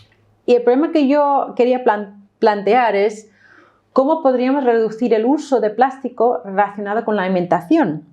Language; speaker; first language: Spanish; non-native, fluent; English